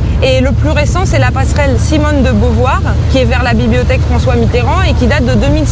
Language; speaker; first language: French; native; French